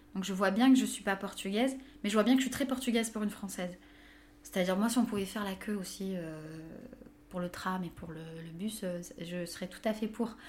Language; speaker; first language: French; native; French